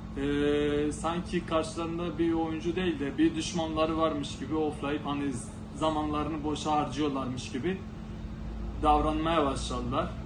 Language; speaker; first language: Turkish; non-native, local second language; Kurdish